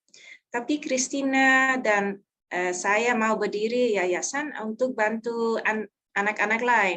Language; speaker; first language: Indonesian; non-native, learner; Dutch